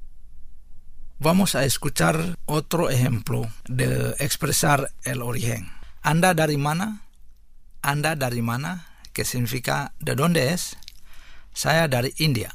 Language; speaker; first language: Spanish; non-native, fluent; Indonesian